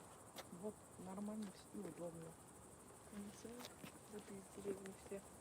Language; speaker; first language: Russian; native; Russian